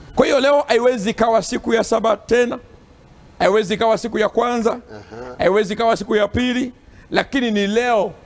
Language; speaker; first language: Swahili; non-native, local second language; Gusii